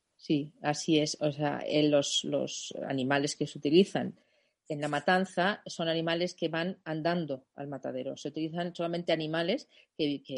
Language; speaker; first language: Spanish; non-native, fluent; German